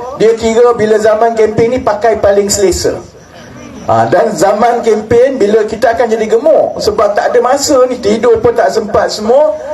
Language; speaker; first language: Malay; native; Malay